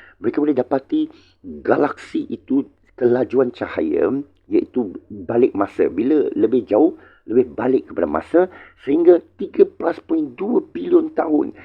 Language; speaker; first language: Malay; non-native, local second language; Chinese